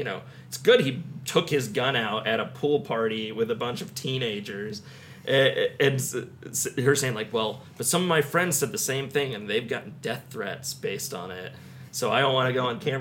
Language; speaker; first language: English; native; English